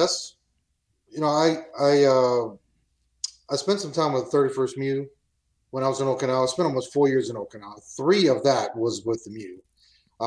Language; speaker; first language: English; non-native, fluent; German